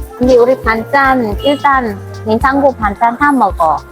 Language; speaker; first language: Korean; non-native, learner; Vietnamese